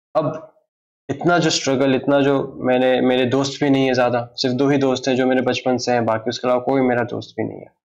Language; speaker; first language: Hindi; native; Hindi